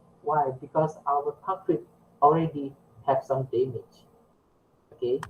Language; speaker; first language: English; non-native, learner; Indonesian